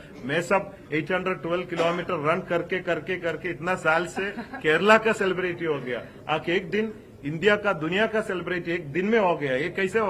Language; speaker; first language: Hindi; non-native, local second language; Malayalam